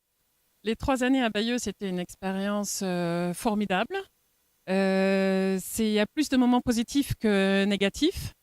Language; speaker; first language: French; non-native, fluent; Norwegian